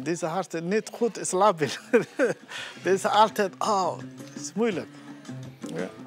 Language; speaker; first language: Dutch; non-native, learner; Somali